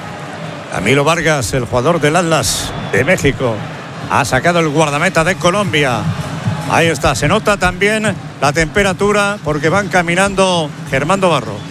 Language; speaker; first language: Spanish; native; Spanish